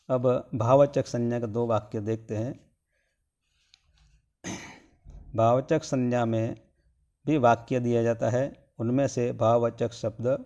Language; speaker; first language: Hindi; non-native, local second language; Gujarati